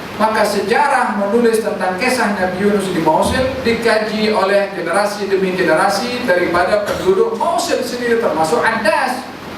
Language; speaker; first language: Malay; native; Malay